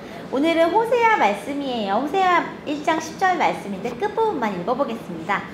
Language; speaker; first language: Korean; native; Korean